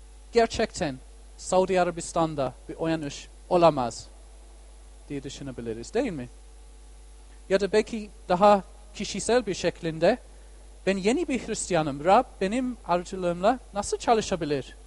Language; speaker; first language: Turkish; non-native, fluent; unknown